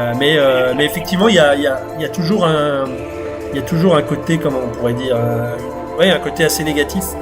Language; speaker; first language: French; native; French